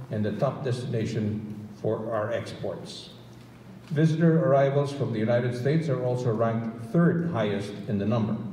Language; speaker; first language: English; non-native, local second language; Filipino